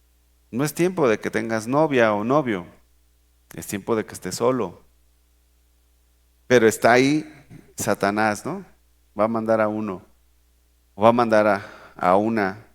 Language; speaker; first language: Spanish; native; Spanish